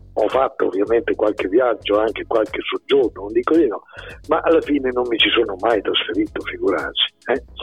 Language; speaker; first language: Italian; native; Italian